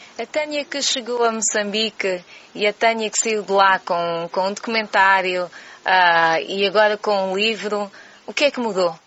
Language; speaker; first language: Portuguese; native; Portuguese